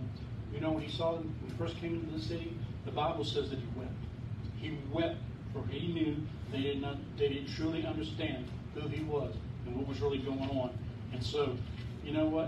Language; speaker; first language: English; native; English